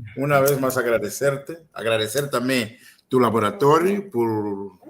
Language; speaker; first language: Spanish; non-native, fluent; Portuguese